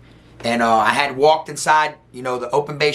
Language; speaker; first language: English; native; English